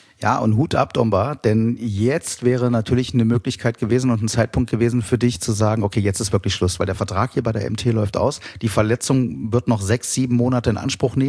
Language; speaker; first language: German; native; German